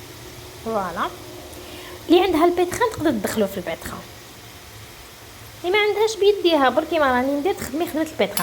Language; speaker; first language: Arabic; native; Arabic